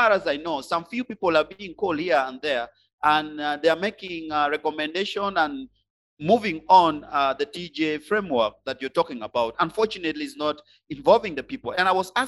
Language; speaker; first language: English; non-native, local second language; Acoli